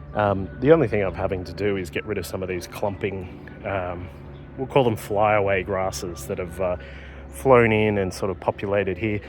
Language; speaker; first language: English; native; English